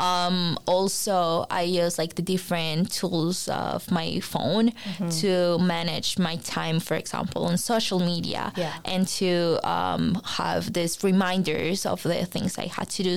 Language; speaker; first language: English; non-native, fluent; Spanish